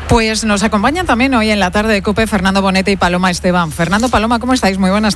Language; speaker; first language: Spanish; native; Spanish